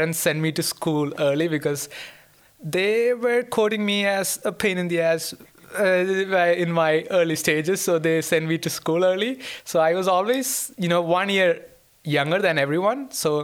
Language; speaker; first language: English; non-native, local second language; Malayalam